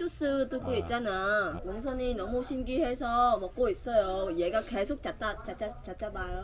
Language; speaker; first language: Korean; non-native, learner; Vietnamese